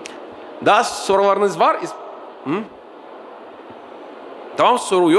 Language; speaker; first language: Turkish; non-native, fluent; Russian